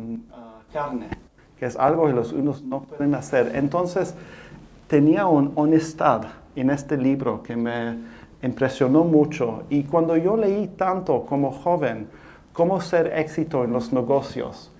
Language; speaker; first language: Spanish; non-native, fluent; English